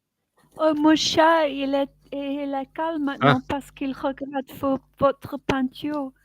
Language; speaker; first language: French; non-native, learner; English